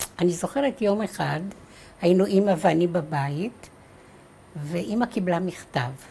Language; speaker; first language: Hebrew; early bilingual, other home language; Czech